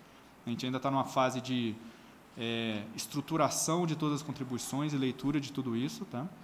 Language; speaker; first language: Portuguese; native; Portuguese